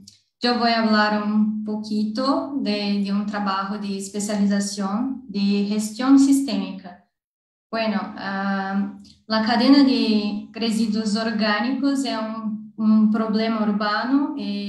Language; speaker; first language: Spanish; non-native, learner; Portuguese